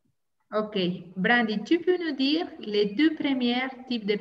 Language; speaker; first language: French; non-native, fluent; Spanish